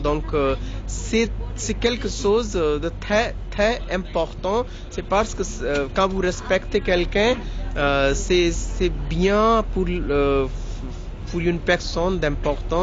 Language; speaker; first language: French; non-native, learner; Hindi